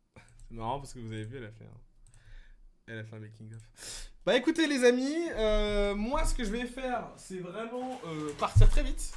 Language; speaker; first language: French; native; French